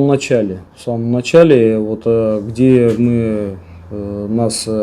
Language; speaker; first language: Russian; native; Russian